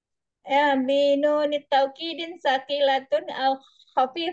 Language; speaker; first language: Arabic; non-native, learner; Indonesian